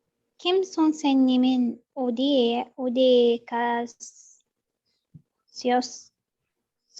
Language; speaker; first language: Korean; non-native, learner; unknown